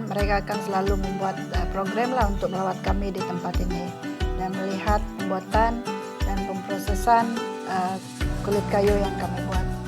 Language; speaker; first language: Malay; non-native, local second language; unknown